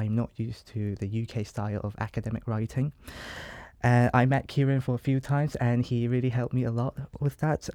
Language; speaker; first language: English; non-native, local second language; Cantonese